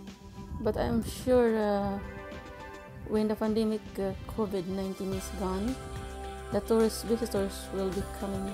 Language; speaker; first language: English; non-native, learner; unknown